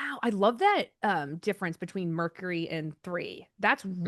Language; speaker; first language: English; native; English